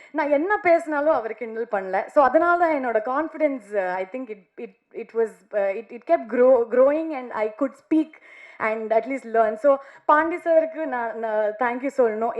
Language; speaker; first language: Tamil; non-native, learner; Kannada